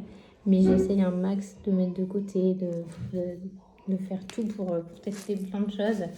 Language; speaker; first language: French; native; French